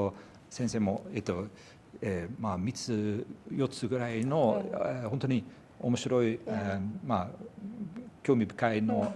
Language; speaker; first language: Japanese; non-native, fluent; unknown